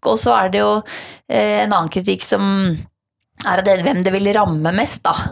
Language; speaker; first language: Norwegian; native; Norwegian